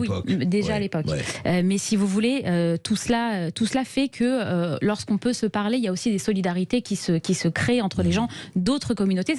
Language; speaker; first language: French; native; French